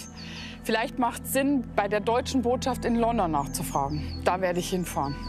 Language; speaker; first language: German; native; German